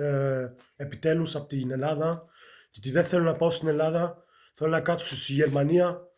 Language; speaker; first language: Greek; early bilingual, heritage; Greek